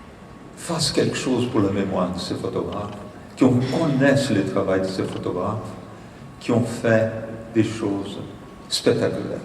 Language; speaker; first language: French; non-native, fluent; Portuguese